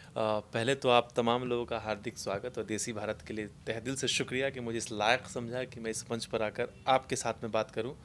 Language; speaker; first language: Hindi; non-native, local second language; Maithili